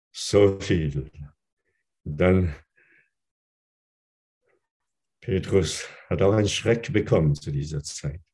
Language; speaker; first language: German; non-native, fluent; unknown